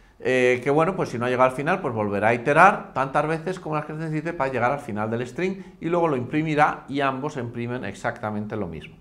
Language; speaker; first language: Spanish; native; Spanish